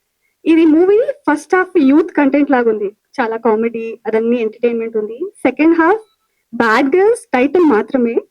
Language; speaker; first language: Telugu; non-native, learner; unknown